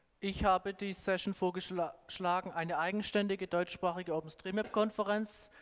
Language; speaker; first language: German; native; German